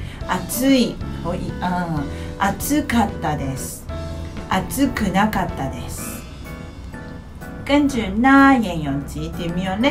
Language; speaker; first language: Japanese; non-native, fluent; Cantonese